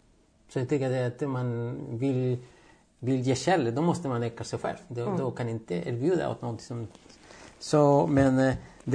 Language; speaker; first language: Swedish; non-native, fluent; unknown